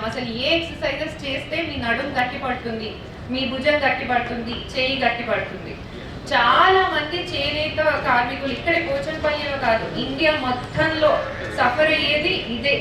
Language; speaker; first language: Telugu; native; Telugu